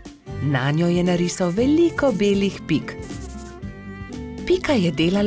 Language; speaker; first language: Slovenian; native; Slovenian